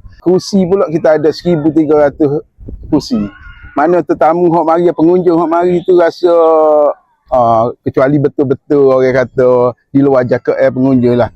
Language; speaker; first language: Malay; native; Malay